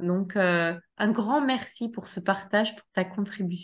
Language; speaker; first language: French; native; French